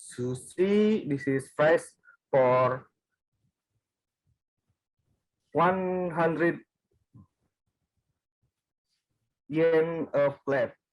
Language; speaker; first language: English; non-native, learner; Indonesian